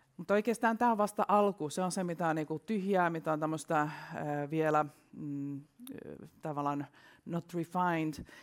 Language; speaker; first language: Finnish; non-native, fluent; Russian